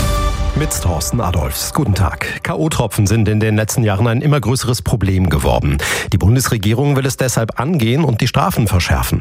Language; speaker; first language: German; native; German